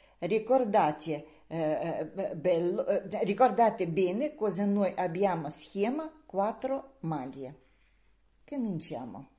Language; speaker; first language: Italian; non-native, learner; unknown